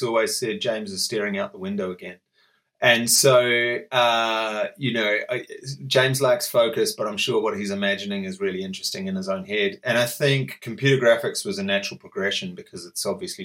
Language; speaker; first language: English; native; English